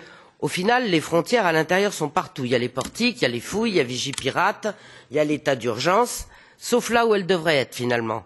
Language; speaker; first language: French; native; French